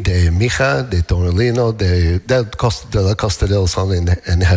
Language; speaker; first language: Spanish; non-native, learner; English